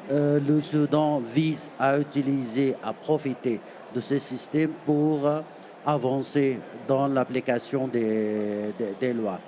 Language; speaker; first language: French; non-native, fluent; Arabic